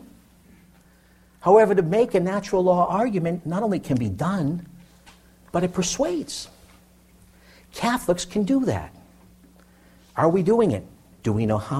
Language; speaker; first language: English; native; English